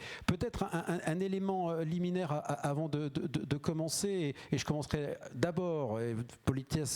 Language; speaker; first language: French; native; French